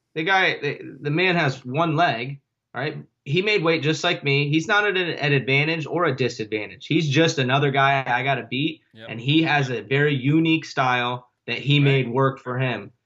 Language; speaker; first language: English; native; English